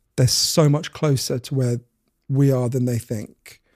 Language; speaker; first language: English; native; English